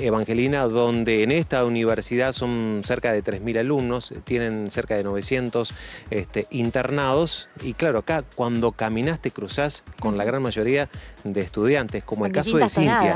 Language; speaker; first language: Spanish; native; Spanish